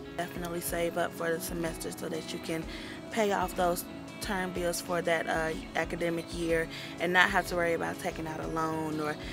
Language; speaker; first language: English; native; English